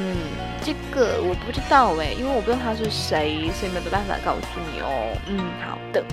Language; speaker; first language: Chinese; native; Chinese